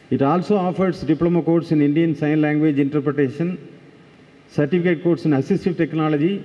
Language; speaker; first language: English; non-native, local second language; Tamil